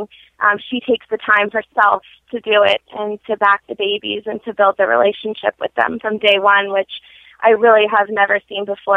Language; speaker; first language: English; native; English